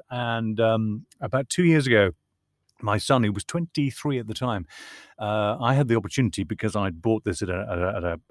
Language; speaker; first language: English; native; English